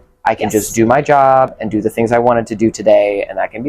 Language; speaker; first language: English; native; English